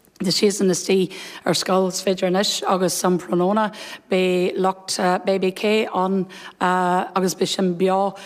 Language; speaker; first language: Irish; non-native, local second language; English